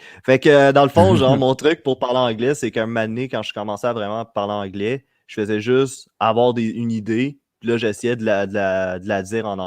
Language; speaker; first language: French; native; French